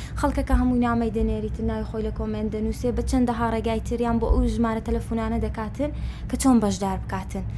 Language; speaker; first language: Central Kurdish; non-native, local second language; Kurdish